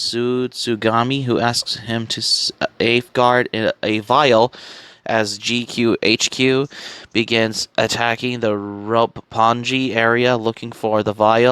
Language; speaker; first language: English; native; English